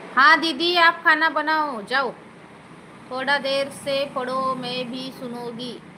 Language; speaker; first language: Hindi; non-native, local second language; Marathi